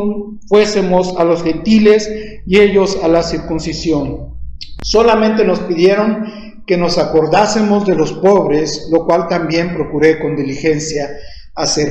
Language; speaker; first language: Spanish; native; Spanish